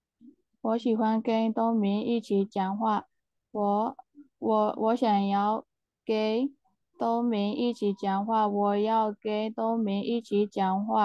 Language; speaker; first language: Chinese; non-native, learner; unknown